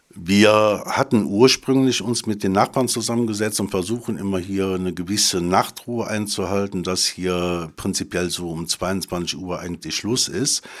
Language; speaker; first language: German; native; German